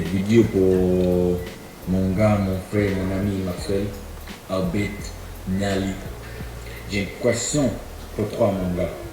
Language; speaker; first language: French; non-native, learner; English